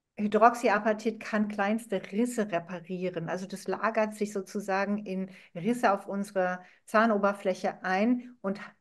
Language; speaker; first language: German; non-native, fluent; Arabic